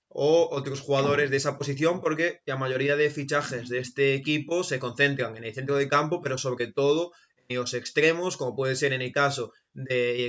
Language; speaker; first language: Spanish; native; Spanish